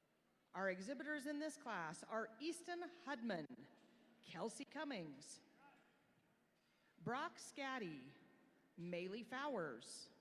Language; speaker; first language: English; native; English